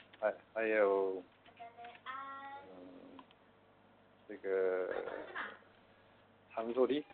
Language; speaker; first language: Chinese; non-native, learner; Korean